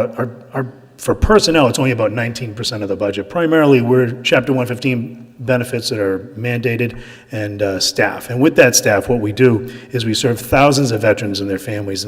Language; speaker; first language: English; native; English